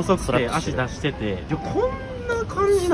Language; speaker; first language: Japanese; native; Japanese